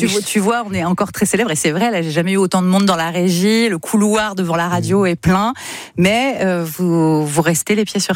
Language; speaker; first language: French; native; French